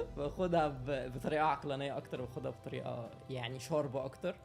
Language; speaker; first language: Arabic; native; Arabic